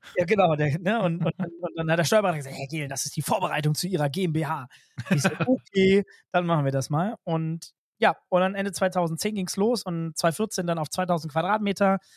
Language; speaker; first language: German; native; German